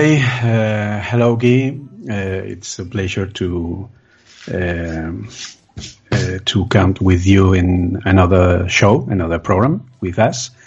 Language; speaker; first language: English; non-native, fluent; Spanish